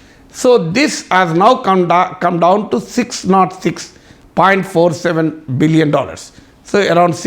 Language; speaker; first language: English; non-native, local second language; Telugu